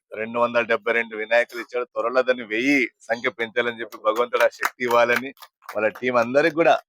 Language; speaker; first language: Telugu; native; Telugu